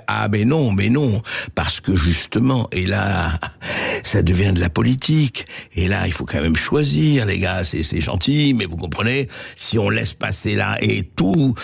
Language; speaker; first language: French; native; French